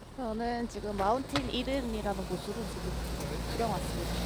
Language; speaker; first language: Korean; native; Korean